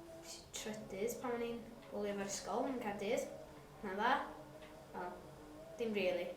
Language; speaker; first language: Welsh; non-native, local second language; English